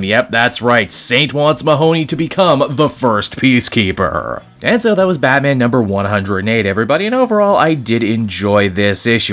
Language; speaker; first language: English; native; English